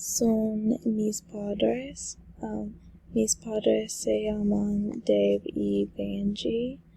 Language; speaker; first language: Spanish; non-native, learner; English